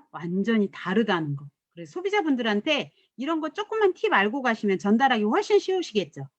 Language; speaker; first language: Korean; native; Korean